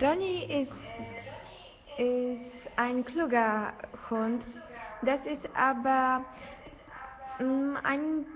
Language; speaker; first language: German; non-native, learner; Polish